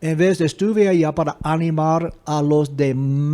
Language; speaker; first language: Spanish; non-native, fluent; English